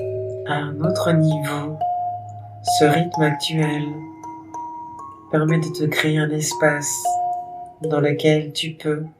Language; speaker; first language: French; native; French